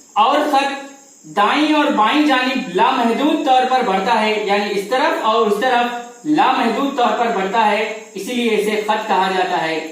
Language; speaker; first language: Urdu; native; Urdu